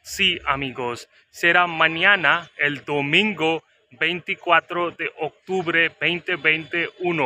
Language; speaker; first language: Spanish; non-native, fluent; Hindi